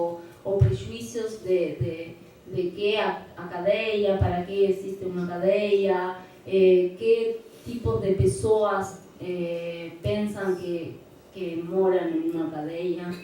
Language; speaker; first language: Portuguese; non-native, fluent; Spanish